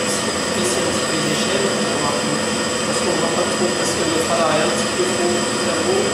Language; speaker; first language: French; native; French